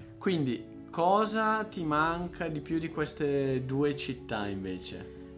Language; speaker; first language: Italian; native; Italian